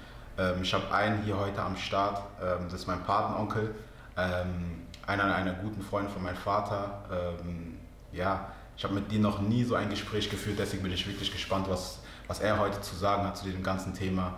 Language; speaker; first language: German; native; German